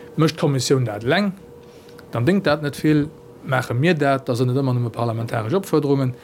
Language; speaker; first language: Luxembourgish; native; Luxembourgish